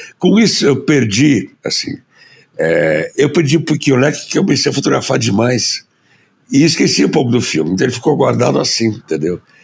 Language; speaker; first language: Portuguese; early bilingual, other home language; German